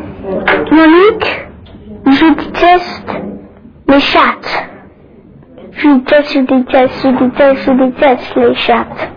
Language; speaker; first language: French; non-native, learner; English